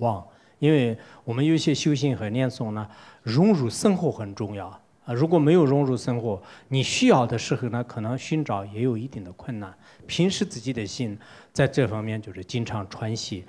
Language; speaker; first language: Chinese; non-native, local second language; Tibetan